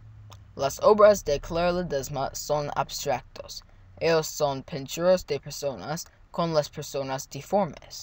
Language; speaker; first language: Spanish; non-native, learner; English